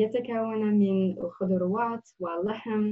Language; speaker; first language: Arabic; non-native, learner; English